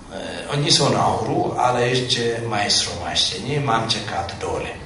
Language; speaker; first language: Czech; non-native, fluent; Amharic